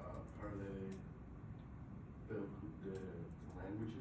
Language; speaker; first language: French; non-native, learner; English